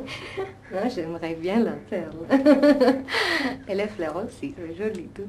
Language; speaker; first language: French; non-native, fluent; Italian